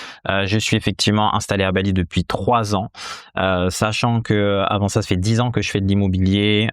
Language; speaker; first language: French; native; French